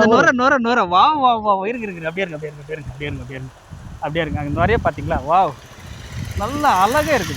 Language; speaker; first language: Tamil; native; Tamil